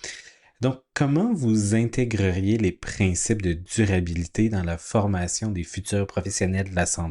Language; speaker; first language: French; native; French